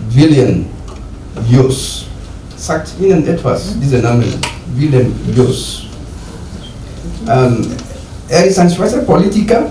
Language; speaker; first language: German; non-native, learner; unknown